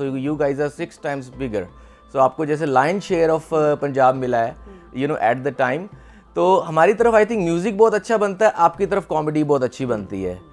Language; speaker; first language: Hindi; non-native, local second language; Punjabi